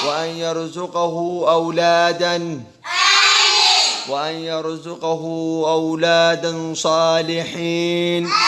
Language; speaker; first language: Arabic; non-native, local second language; Somali